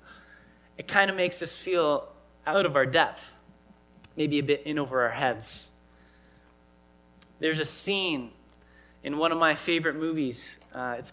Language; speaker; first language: English; native; English